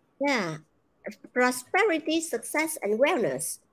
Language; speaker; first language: English; non-native, fluent; Vietnamese